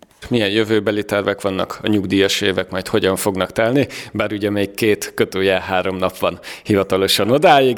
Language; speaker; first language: Hungarian; native; Hungarian